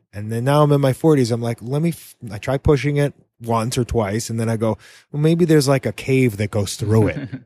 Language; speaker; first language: English; native; English